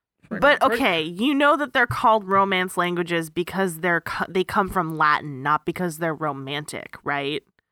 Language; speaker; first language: English; native; English